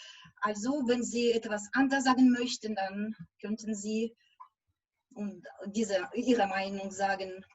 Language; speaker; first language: German; non-native, fluent; Russian